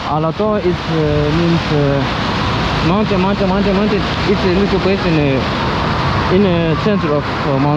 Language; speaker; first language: English; non-native, learner; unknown